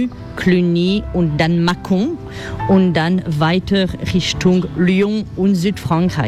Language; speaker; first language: German; non-native, fluent; French